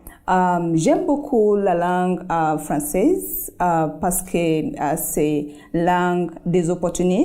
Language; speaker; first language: French; non-native, learner; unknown